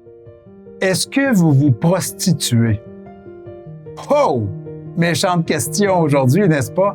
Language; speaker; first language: French; native; French